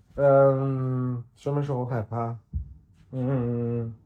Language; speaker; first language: Chinese; non-native, fluent; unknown